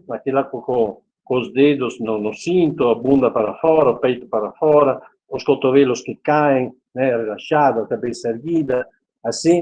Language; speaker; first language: Portuguese; non-native, fluent; Italian